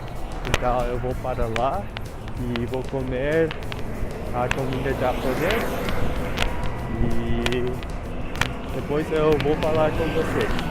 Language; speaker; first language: Portuguese; non-native, learner; English